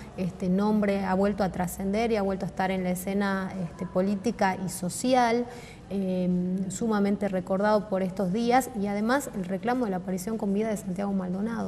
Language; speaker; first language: Spanish; native; Spanish